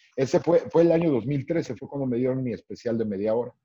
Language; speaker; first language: Spanish; native; Spanish